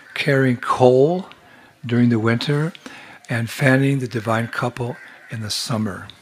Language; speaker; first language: English; native; English